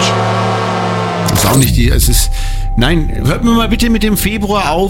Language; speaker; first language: German; native; German